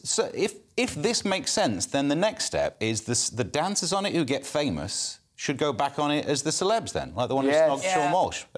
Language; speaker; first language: English; native; English